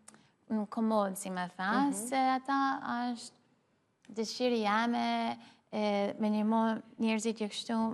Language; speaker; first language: Albanian; early bilingual, heritage; Albanian